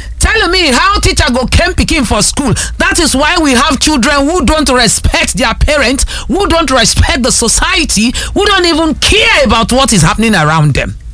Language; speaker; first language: Nigerian Pidgin; non-native, local second language; Yoruba